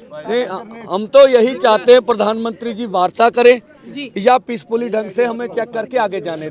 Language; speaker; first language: Hindi; non-native, local second language; Punjabi